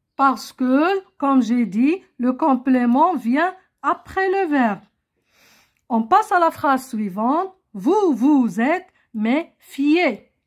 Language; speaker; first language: French; non-native, local second language; Arabic